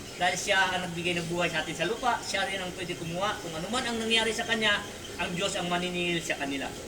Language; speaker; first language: Filipino; non-native, local second language; Cebuano